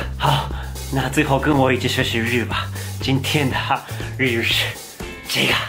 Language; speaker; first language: Chinese; non-native, fluent; Japanese